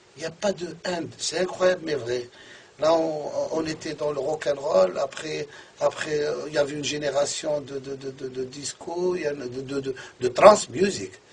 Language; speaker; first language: French; non-native, local second language; Arabic